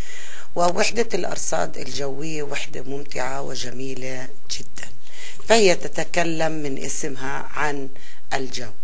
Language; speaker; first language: Arabic; native; Arabic